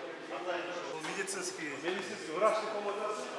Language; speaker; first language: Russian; non-native, local second language; Kyrgyz